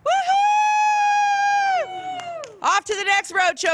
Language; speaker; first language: English; native; English